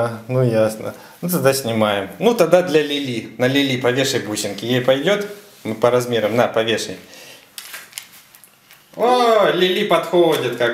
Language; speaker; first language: Russian; native; Russian